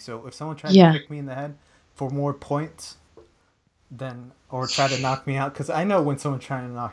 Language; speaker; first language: English; native; English